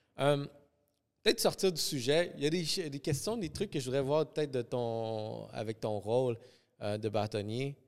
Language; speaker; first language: French; early bilingual, other home language; Spanish